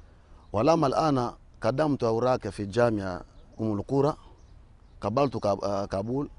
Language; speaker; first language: Arabic; non-native, learner; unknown